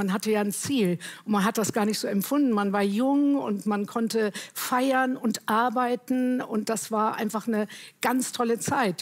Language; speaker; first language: German; native; German